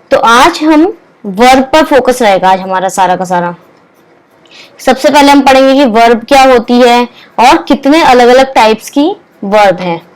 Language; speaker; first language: Hindi; native; Hindi